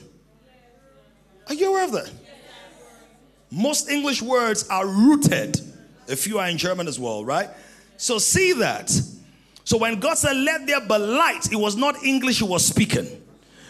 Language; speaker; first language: English; non-native, local second language; Yoruba